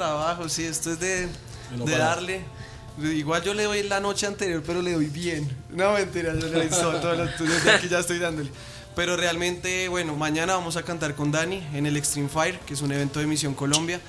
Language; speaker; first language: Spanish; native; Spanish